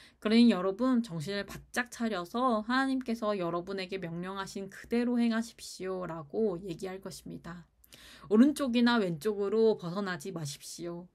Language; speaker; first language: Korean; native; Korean